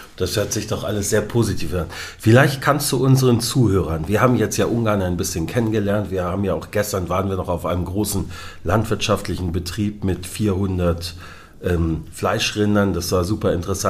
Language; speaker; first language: German; native; German